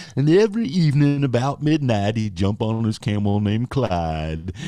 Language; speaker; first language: English; native; English